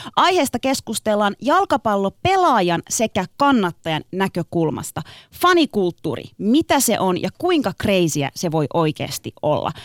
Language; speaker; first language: Finnish; early bilingual, other home language; Turkish